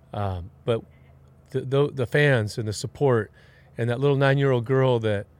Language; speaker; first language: English; native; English